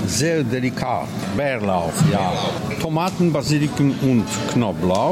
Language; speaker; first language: German; non-native, learner; Polish